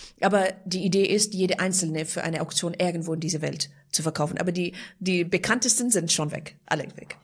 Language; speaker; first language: German; non-native, fluent; Persian